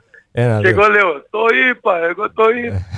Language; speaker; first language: Greek; non-native, learner; Portuguese